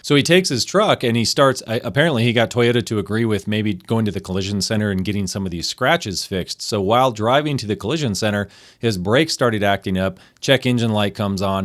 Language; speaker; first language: English; native; English